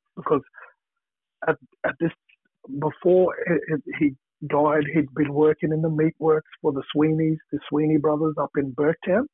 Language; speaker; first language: English; native; English